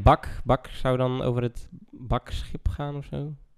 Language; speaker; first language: Dutch; native; Dutch